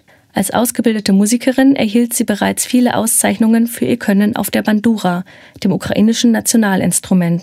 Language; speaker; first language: German; native; German